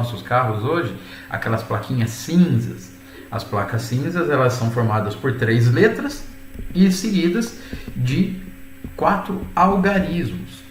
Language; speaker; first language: Portuguese; native; Portuguese